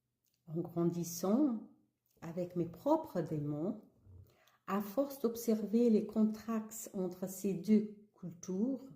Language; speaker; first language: French; early bilingual, other home language; Kabuverdianu